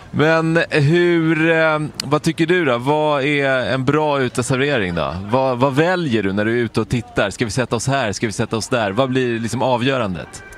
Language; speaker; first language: Swedish; native; Swedish